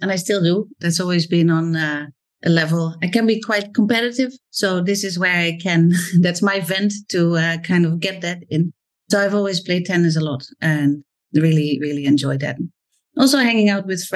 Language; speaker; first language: English; non-native, fluent; Dutch